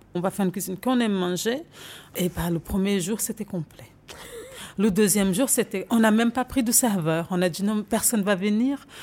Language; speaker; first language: French; non-native, fluent; Portuguese